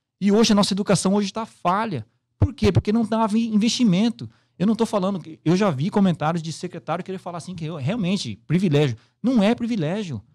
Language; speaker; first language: Portuguese; native; Portuguese